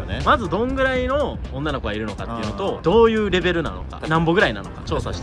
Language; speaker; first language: Japanese; native; Japanese